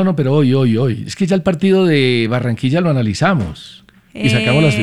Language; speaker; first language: Spanish; native; Spanish